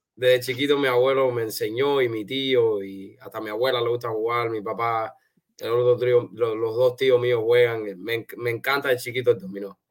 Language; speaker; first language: Spanish; early bilingual, heritage; Spanish